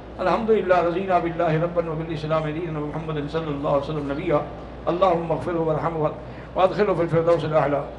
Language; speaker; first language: Urdu; native; Urdu